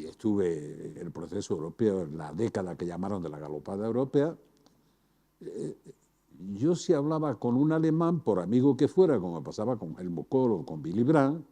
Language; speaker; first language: Spanish; native; Spanish